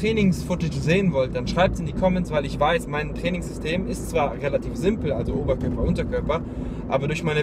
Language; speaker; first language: German; native; German